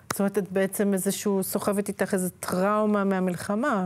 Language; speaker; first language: Hebrew; native; Hebrew